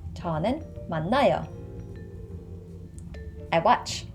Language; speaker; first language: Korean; non-native, fluent; English